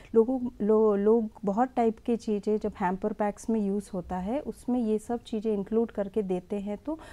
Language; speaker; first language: Hindi; non-native, local second language; Tamil